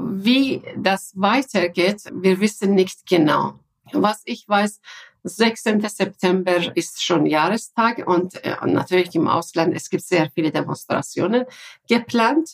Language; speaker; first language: German; non-native, fluent; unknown